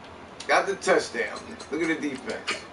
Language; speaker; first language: English; native; English